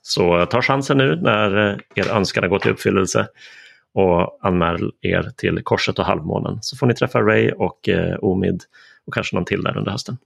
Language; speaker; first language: Swedish; native; Swedish